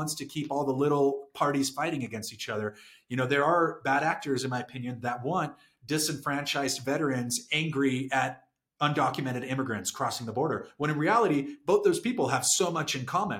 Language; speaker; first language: English; native; English